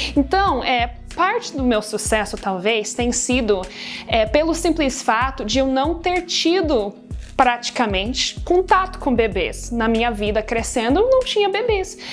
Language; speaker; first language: Portuguese; non-native, fluent; English